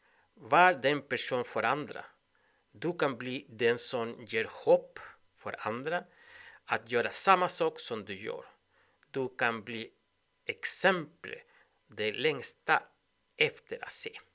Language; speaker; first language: Swedish; non-native, fluent; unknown